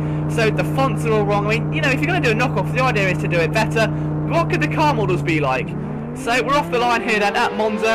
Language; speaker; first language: English; native; English